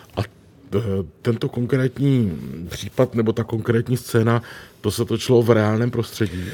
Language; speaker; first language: Czech; native; Czech